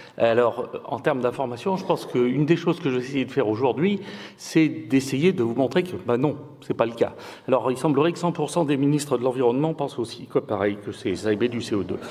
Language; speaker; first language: French; native; French